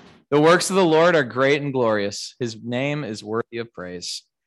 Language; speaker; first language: English; native; English